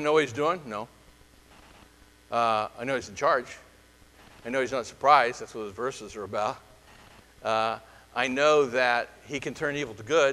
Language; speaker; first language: English; native; English